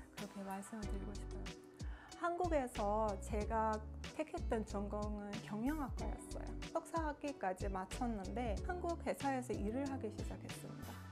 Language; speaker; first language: Korean; non-native, fluent; Azerbaijani